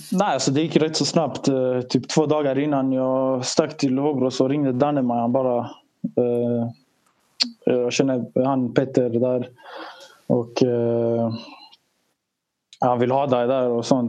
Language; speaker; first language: Swedish; early bilingual, other home language; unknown